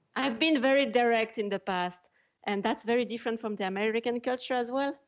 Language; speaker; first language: English; non-native, fluent; French